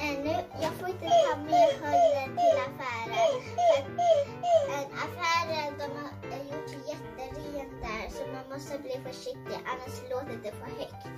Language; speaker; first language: Swedish; early bilingual, other home language; Hungarian